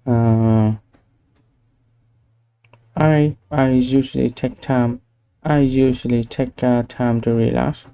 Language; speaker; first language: English; non-native, learner; Vietnamese